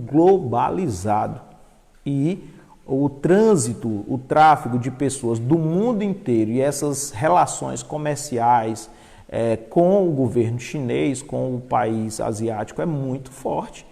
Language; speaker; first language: Portuguese; native; Portuguese